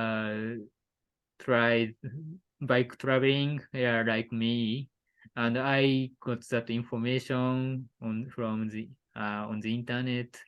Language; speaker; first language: English; non-native, learner; Japanese